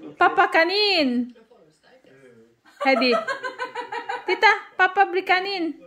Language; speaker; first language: Swedish; non-native, learner; Indonesian